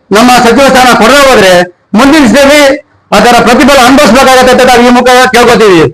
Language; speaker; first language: Kannada; non-native, local second language; Lambadi